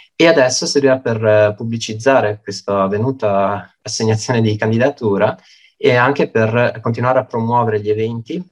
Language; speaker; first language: Italian; native; Italian